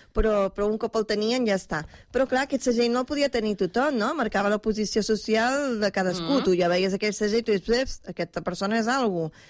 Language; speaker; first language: Catalan; native; Catalan